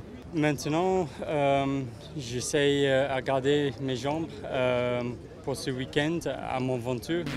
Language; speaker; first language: French; non-native, learner; English